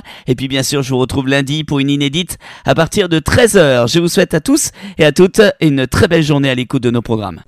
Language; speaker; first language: French; native; French